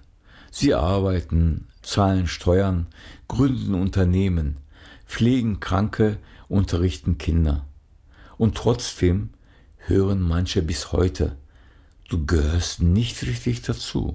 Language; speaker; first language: German; early bilingual, other home language; Turkish